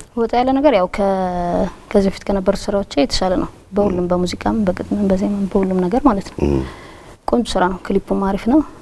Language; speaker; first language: Amharic; non-native, local second language; Tigrinya